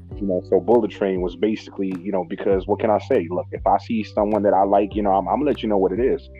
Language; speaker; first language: English; non-native, local second language; Shona